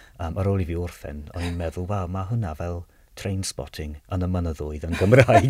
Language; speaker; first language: Welsh; non-native, fluent; English